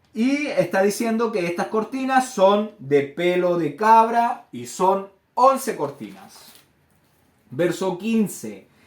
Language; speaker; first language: Spanish; native; Spanish